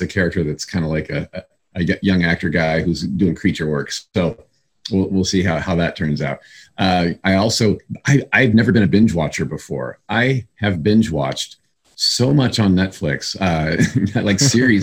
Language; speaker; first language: English; native; English